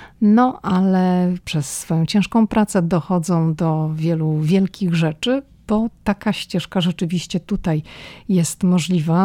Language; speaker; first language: Polish; native; Polish